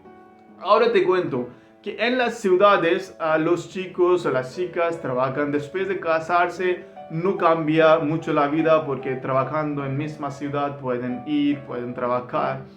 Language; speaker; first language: Spanish; non-native, learner; Hindi